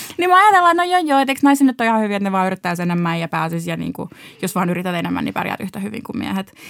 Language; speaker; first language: Finnish; native; Finnish